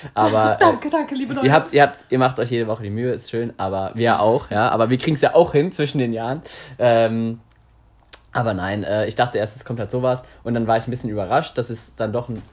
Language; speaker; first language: German; native; German